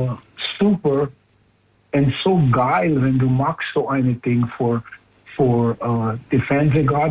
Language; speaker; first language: German; non-native, fluent; English